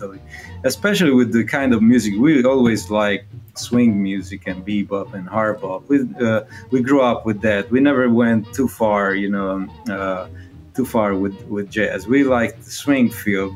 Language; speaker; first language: English; non-native, fluent; Italian